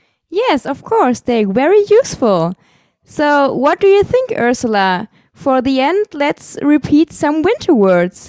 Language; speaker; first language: English; non-native, fluent; German